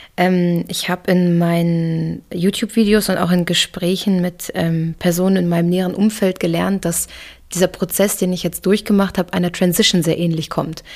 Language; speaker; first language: German; early bilingual, other home language; English